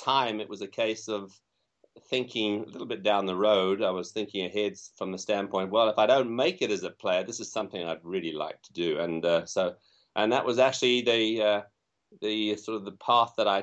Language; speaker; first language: English; native; English